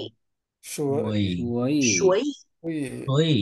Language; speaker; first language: Chinese; non-native, learner; Vietnamese